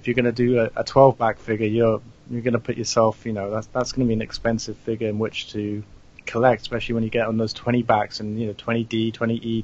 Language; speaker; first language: English; native; English